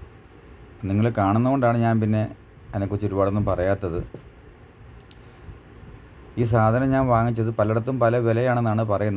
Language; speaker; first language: Malayalam; native; Malayalam